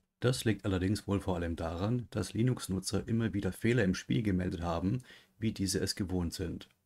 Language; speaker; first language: German; native; German